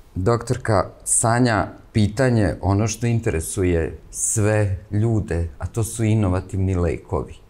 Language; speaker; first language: Serbian; native; Serbian